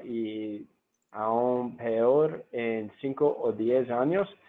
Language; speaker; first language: Spanish; non-native, fluent; English